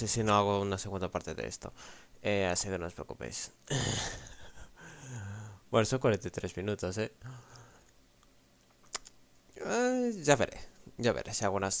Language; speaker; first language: Spanish; native; Spanish